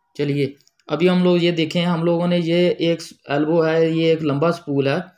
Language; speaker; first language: Hindi; native; Hindi